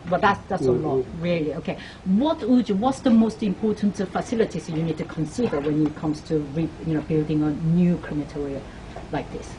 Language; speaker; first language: English; non-native, fluent; Korean